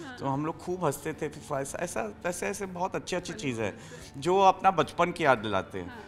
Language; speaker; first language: Hindi; native; Hindi